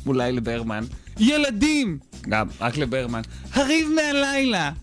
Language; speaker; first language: Hebrew; native; Hebrew